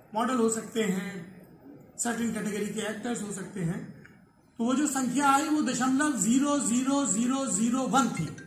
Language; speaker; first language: Hindi; native; Hindi